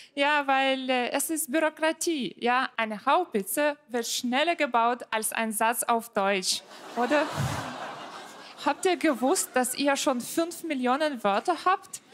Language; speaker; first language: German; non-native, fluent; Ukrainian